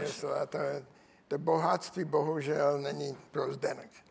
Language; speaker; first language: Czech; non-native, learner; English